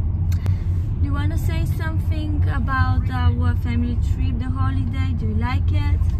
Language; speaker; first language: English; non-native, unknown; Bulgarian